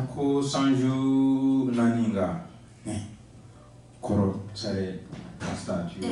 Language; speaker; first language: Japanese; non-native, fluent; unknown